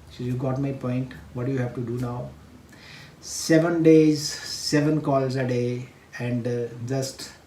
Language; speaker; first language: English; non-native, local second language; Hindi